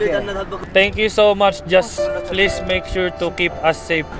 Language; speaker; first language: English; non-native, local second language; Filipino